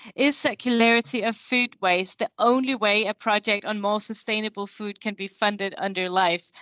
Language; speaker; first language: English; non-native, fluent; Danish